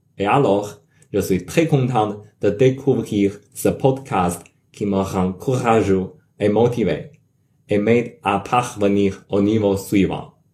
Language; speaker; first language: French; non-native, learner; Chinese